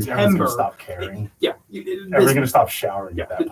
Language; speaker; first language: English; native; English